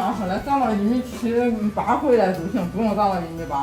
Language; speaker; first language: Chinese; native; Chinese